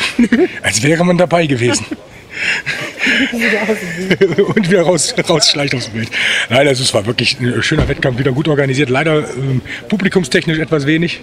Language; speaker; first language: German; native; German